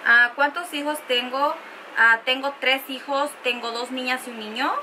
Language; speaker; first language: Spanish; early bilingual, heritage; Spanish